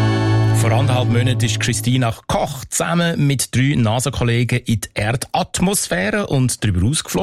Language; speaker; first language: German; native; German